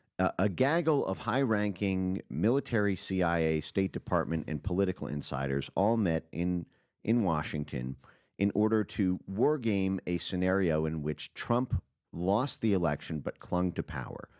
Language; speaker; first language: English; native; English